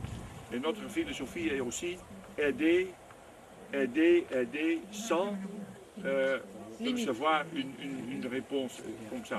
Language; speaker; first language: French; non-native, fluent; Dutch